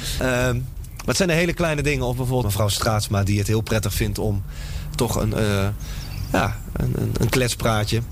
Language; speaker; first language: Dutch; native; Dutch